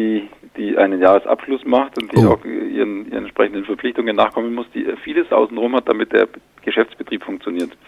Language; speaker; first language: German; native; German